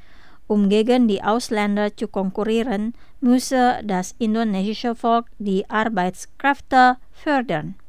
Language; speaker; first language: German; non-native, fluent; Indonesian